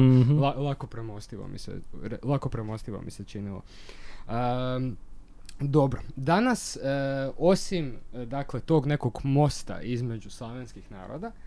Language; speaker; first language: Croatian; native; Croatian